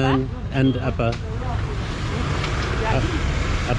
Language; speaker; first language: Indonesian; non-native, learner; English